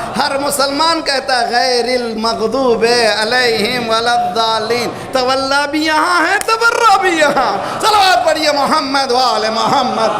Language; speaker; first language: Urdu; native; Urdu